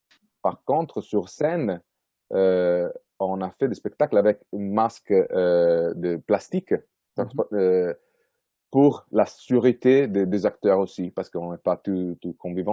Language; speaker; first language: French; non-native, fluent; Italian